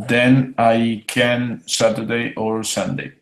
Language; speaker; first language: English; non-native, fluent; Spanish